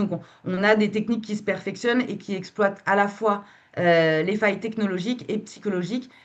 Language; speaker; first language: French; native; French